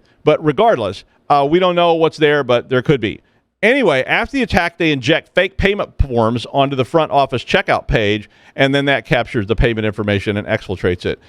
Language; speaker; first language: English; native; English